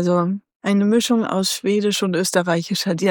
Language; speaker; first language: German; native; German